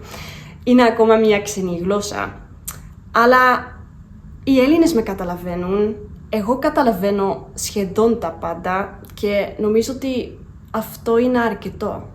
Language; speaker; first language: Greek; non-native, fluent; Dutch